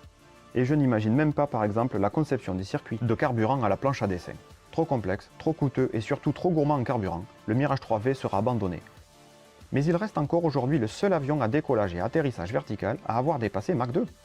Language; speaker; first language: French; native; French